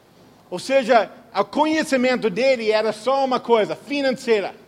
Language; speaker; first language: Portuguese; non-native, fluent; English